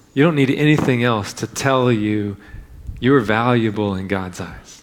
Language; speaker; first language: English; native; English